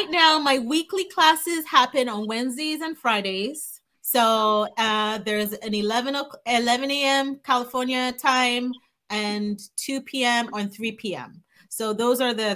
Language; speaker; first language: English; non-native, local second language; Yoruba